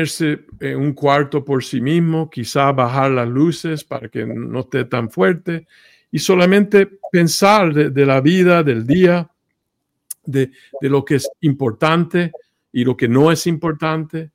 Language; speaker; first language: Spanish; early bilingual, heritage; Spanish